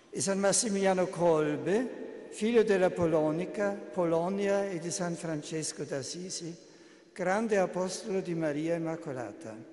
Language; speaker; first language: Italian; non-native, fluent; German